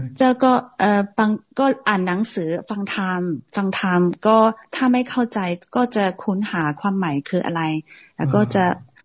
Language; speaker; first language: Thai; non-native, fluent; Chinese